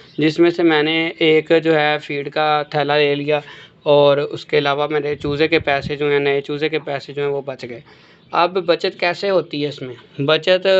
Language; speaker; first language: Urdu; native; Urdu